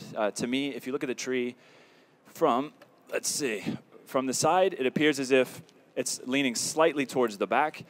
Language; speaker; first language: English; native; English